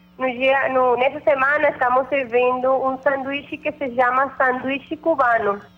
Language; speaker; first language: Portuguese; non-native, fluent; Spanish